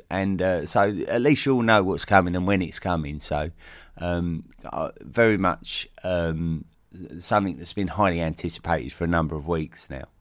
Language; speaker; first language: English; native; English